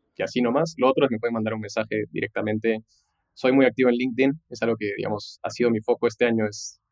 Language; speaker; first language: Spanish; native; Spanish